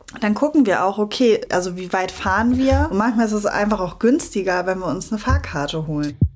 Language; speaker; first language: German; native; German